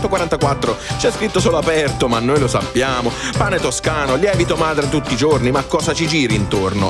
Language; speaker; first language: Italian; native; Italian